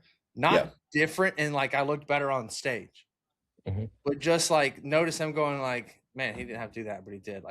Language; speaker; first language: English; native; English